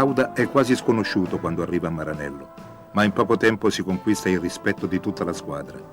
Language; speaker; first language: Italian; native; Italian